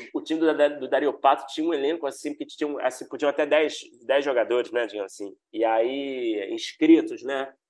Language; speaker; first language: Portuguese; native; Portuguese